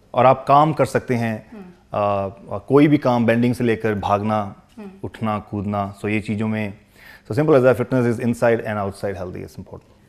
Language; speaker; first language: Hindi; non-native, local second language; Punjabi